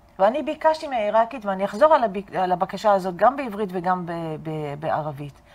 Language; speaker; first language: Hebrew; non-native, fluent; Arabic